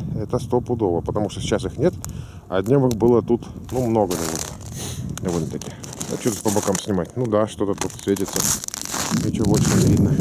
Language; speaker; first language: Russian; native; Russian